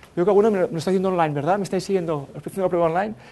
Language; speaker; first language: Spanish; native; Spanish